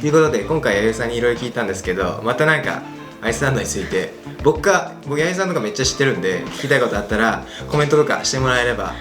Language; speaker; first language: Japanese; native; Japanese